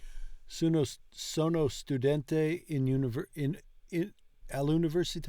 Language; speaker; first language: Italian; non-native, learner; English